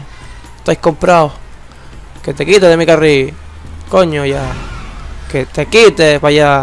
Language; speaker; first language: Spanish; native; Spanish